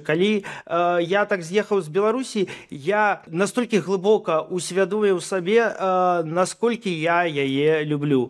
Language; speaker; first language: Belarusian; non-native, local second language; Russian